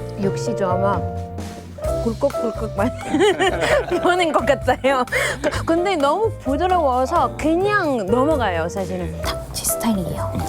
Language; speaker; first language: Korean; non-native, fluent; French